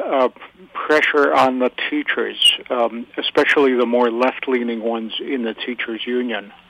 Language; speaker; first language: English; native; English